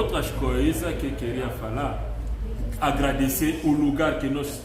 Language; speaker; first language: Portuguese; non-native, learner; Luba-Lulua